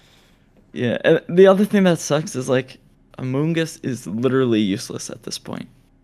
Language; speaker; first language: English; native; English